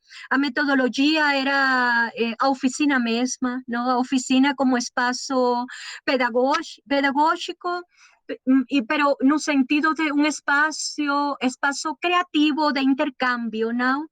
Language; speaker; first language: Portuguese; non-native, learner; Spanish